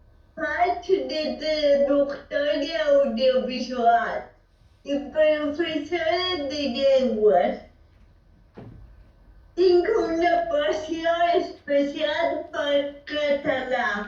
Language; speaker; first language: Catalan; non-native, fluent; Italian